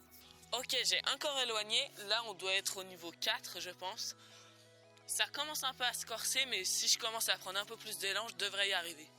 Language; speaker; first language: French; native; French